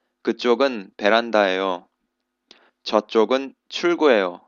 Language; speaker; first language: Korean; non-native, fluent; English